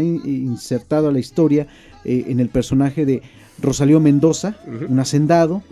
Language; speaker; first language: Spanish; native; Spanish